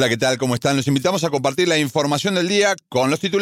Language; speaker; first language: Spanish; native; Spanish